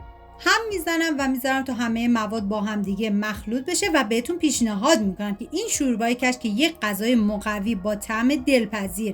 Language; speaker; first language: Persian; native; Persian